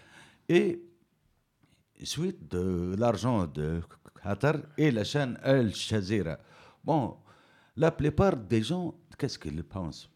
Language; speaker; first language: French; non-native, learner; Berber languages